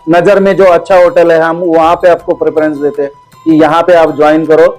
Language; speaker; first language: Hindi; non-native, local second language; Kannada